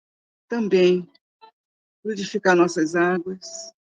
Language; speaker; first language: Portuguese; native; Portuguese